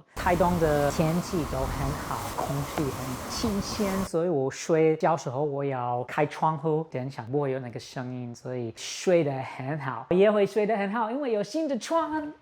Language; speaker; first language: Chinese; non-native, fluent; English